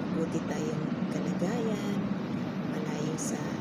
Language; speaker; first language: Filipino; non-native, local second language; Cebuano